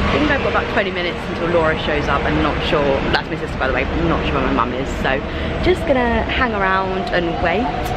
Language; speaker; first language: English; native; English